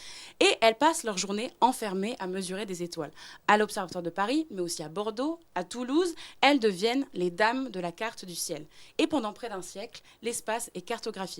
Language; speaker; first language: French; native; French